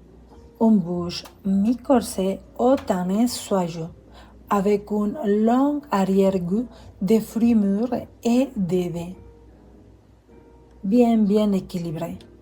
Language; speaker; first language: French; non-native, fluent; Spanish